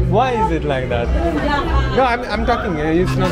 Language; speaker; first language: English; non-native, local second language; Hindi